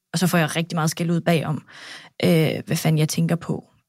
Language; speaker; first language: Danish; early bilingual, other home language; Kurdish